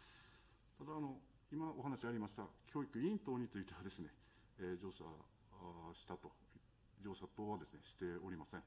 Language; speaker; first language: Japanese; native; Japanese